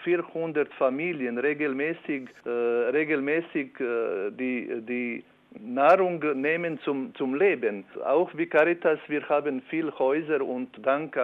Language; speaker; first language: German; non-native, learner; Albanian